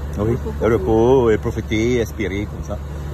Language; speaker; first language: French; non-native, learner; Arabic